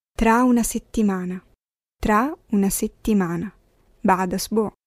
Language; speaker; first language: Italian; non-native, fluent; Arabic